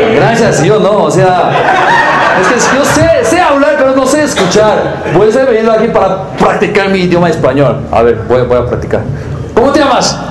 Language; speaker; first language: Spanish; non-native, learner; Korean